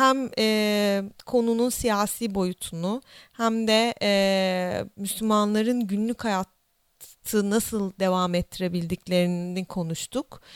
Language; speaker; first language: Turkish; native; Turkish